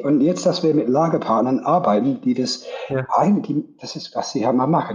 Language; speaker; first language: German; non-native, fluent; English